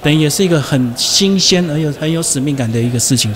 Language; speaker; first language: Chinese; native; Chinese